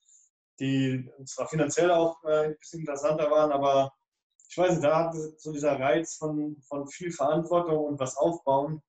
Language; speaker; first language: German; native; German